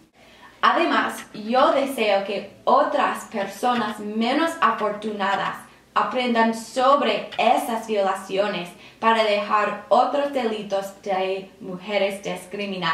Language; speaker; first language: Spanish; non-native, learner; English